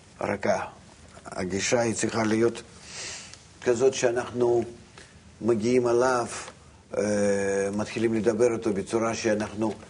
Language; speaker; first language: Hebrew; non-native, fluent; Russian